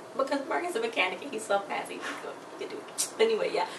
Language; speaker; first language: English; native; English